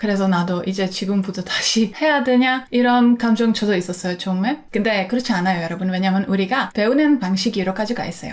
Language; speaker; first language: Korean; non-native, fluent; Czech